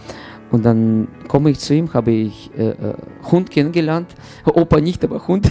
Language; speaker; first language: German; non-native, fluent; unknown